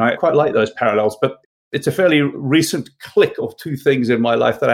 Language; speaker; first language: English; native; English